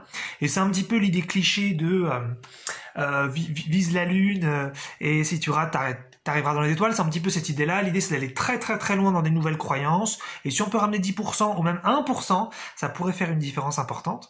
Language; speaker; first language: French; native; French